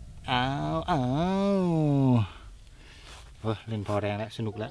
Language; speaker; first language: Thai; non-native, local second language; Khmer